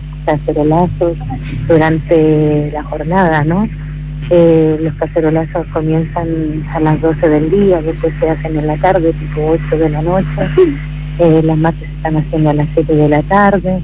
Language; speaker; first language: Spanish; native; Spanish